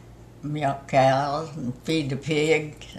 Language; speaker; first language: English; native; English